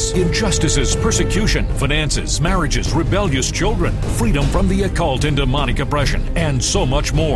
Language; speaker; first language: English; native; English